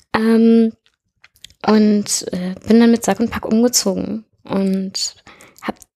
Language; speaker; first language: German; native; German